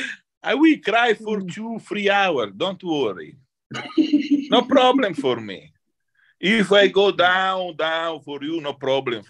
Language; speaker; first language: English; non-native, learner; Italian